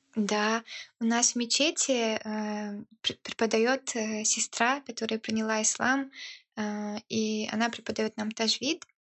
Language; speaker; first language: Russian; early bilingual, heritage; Russian